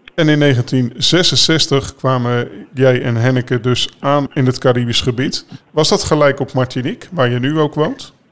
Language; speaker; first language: Dutch; native; Dutch